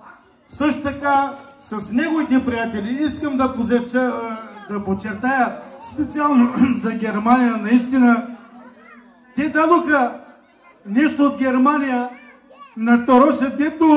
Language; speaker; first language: Bulgarian; non-native, local second language; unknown